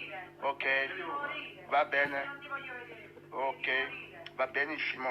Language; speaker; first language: Italian; non-native, learner; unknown